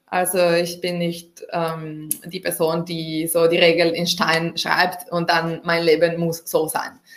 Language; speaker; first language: German; non-native, fluent; Italian